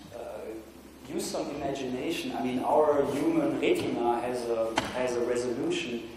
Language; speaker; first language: English; non-native, fluent; German